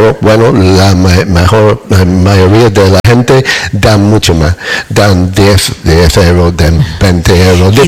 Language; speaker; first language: Spanish; non-native, learner; English